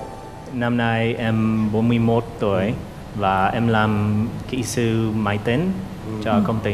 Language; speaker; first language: Vietnamese; non-native, fluent; English